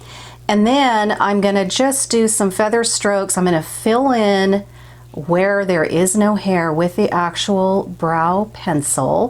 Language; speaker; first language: English; native; English